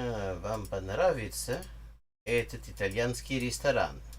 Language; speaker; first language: Russian; non-native, learner; English